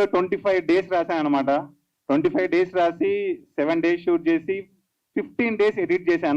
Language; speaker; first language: Telugu; native; Telugu